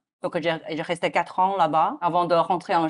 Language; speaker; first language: French; non-native, fluent; Chinese